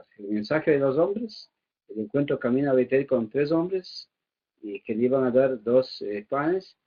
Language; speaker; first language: Spanish; native; Spanish